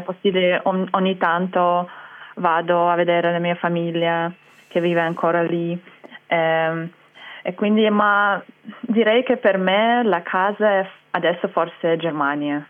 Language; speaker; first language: Italian; non-native, fluent; Russian